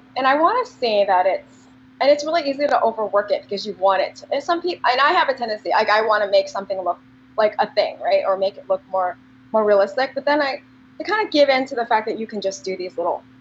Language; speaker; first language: English; native; English